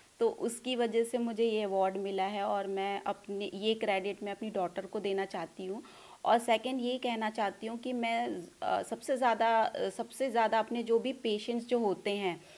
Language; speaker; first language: Hindi; non-native, local second language; Punjabi